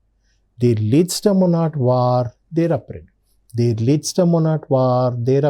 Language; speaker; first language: German; non-native, learner; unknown